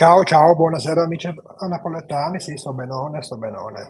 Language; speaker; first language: Italian; non-native, fluent; Georgian